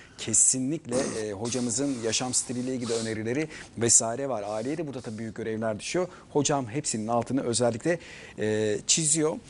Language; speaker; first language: Turkish; native; Turkish